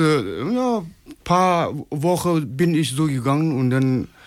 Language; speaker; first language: German; non-native, fluent; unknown